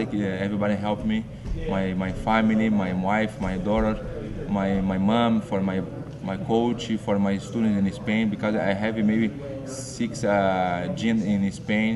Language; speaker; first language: English; non-native, learner; Portuguese